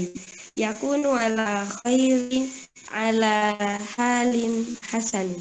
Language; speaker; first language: Arabic; non-native, learner; Indonesian